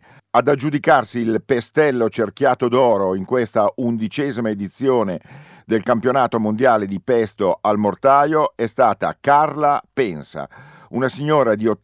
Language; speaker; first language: Italian; native; Italian